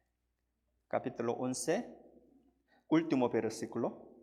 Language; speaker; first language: Spanish; non-native, fluent; Korean